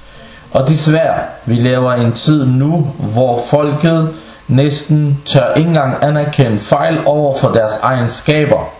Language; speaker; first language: Danish; non-native, local second language; Arabic